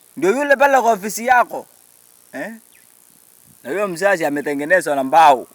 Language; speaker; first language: Swahili; non-native, local second language; Meru